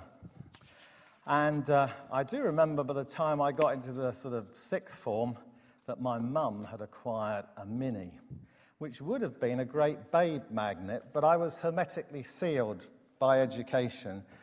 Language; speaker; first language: English; native; English